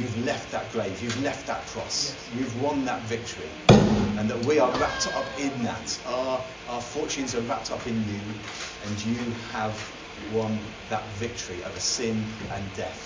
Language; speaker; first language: English; native; English